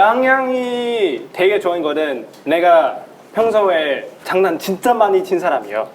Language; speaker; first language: Korean; non-native, local second language; Chinese